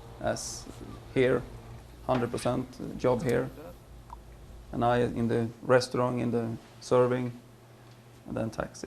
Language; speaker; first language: English; non-native, learner; Swedish